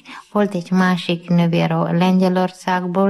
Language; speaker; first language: Hungarian; non-native, learner; Malayalam